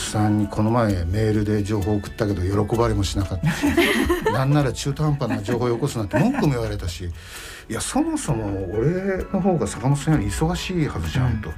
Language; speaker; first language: Japanese; native; Japanese